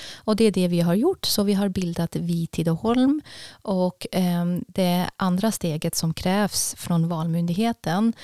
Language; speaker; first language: Swedish; non-native, fluent; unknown